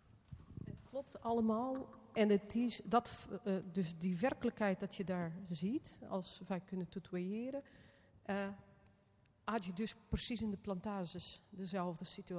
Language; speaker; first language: Dutch; non-native, fluent; Portuguese